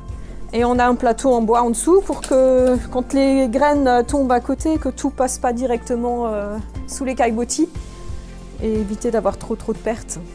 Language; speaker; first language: French; native; French